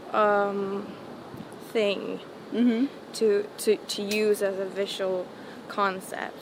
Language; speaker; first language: English; non-native, fluent; Swedish